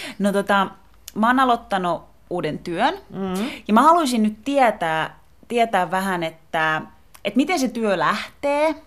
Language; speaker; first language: Finnish; early bilingual, other home language; Turkish